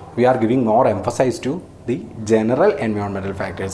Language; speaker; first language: English; non-native, local second language; Malayalam